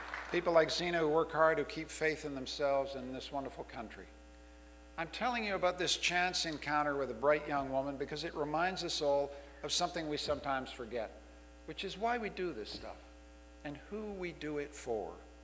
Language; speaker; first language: English; native; English